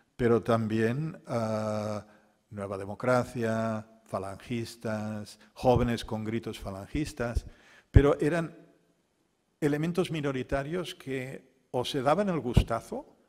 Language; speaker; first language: Spanish; non-native, local second language; Catalan